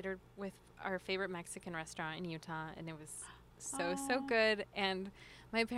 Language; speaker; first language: English; early bilingual, other home language; Spanish